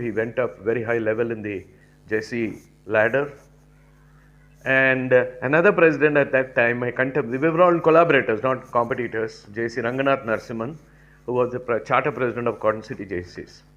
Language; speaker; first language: English; non-native, local second language; Tamil